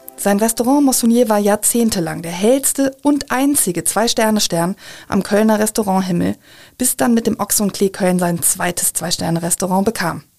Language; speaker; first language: German; native; German